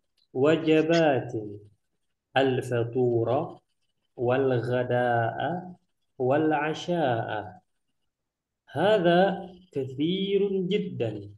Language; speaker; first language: Arabic; non-native, fluent; Indonesian